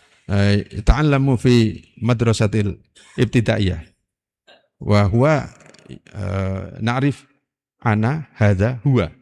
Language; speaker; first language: Arabic; non-native, fluent; Indonesian